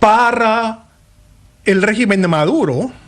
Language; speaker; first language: Spanish; non-native, fluent; English